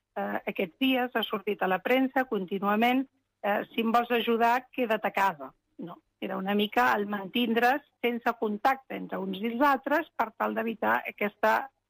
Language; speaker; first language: Catalan; non-native, local second language; Spanish